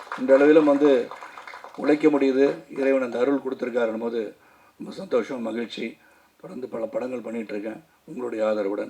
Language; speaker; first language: Tamil; native; Tamil